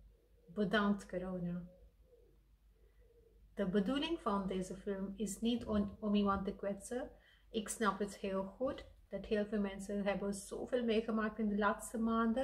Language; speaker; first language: Dutch; non-native, fluent; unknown